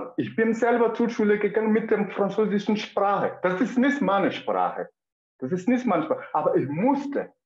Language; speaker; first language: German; non-native, fluent; Mossi